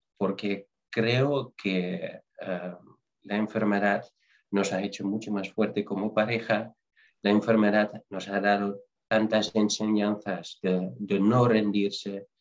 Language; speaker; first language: Spanish; non-native, fluent; Dutch